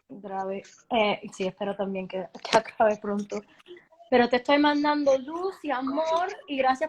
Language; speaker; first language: Spanish; early bilingual, heritage; English